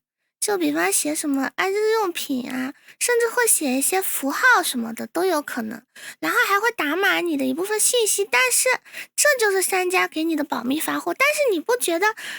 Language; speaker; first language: Chinese; native; Chinese